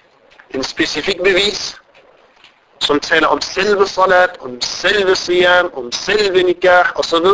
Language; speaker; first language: Danish; non-native, fluent; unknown